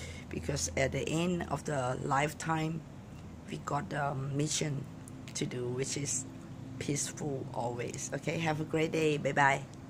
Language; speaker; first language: English; non-native, fluent; Thai